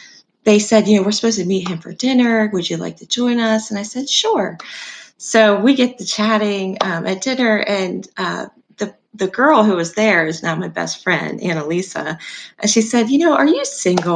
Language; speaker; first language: English; native; English